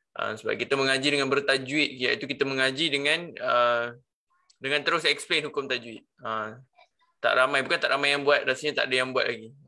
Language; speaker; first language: Malay; native; Malay